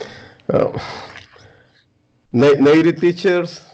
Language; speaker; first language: English; non-native, learner; Spanish